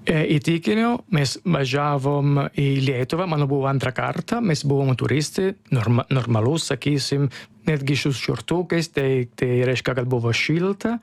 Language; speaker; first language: Lithuanian; non-native, learner; Italian